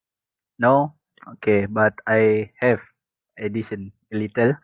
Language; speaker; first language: English; non-native, local second language; Malay